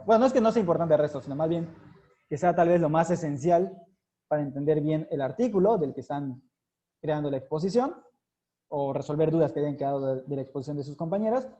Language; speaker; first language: Spanish; native; Spanish